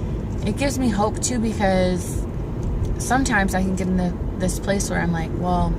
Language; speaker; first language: English; native; English